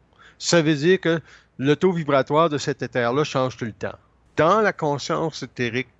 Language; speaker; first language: French; native; French